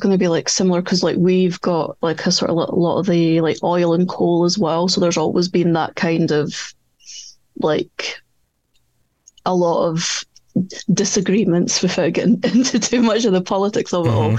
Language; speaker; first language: English; native; English